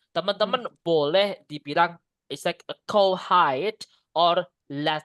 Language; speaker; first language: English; non-native, fluent; Indonesian